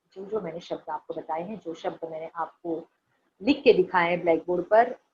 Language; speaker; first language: Hindi; non-native, local second language; Marathi